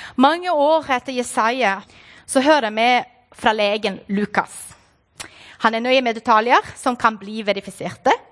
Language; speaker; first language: Norwegian; non-native, fluent; Portuguese